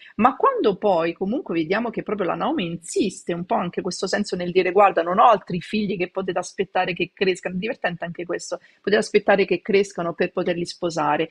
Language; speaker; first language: Italian; native; Italian